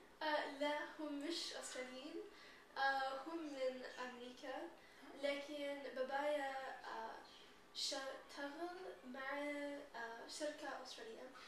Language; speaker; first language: Arabic; non-native, learner; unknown